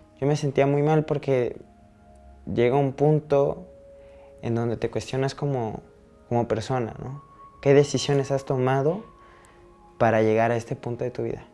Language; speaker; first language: Spanish; native; Spanish